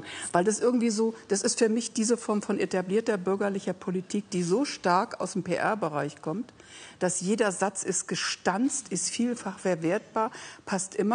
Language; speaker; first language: German; native; German